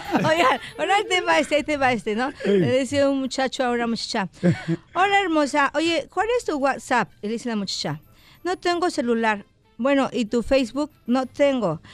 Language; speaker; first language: Spanish; native; Spanish